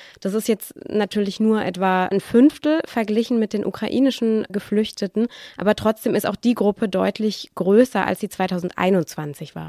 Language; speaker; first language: German; native; German